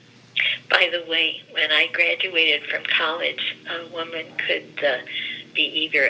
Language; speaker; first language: English; early bilingual, other home language; Greek